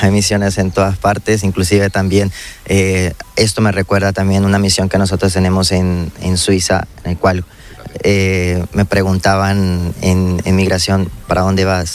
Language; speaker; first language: Spanish; native; Spanish